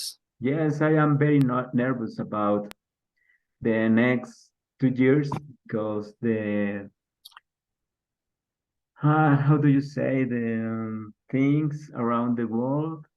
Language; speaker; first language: English; non-native, learner; Spanish